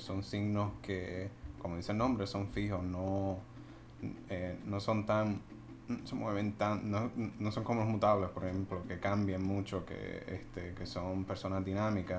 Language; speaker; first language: Spanish; native; Spanish